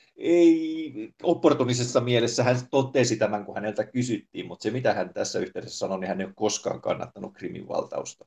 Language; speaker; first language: Finnish; native; Finnish